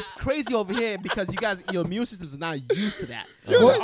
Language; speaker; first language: English; non-native, local second language; Yoruba